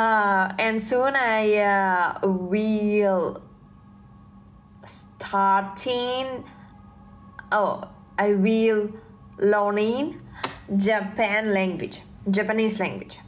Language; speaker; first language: English; non-native, learner; Russian